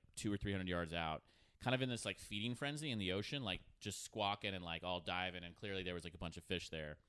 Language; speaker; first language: English; native; English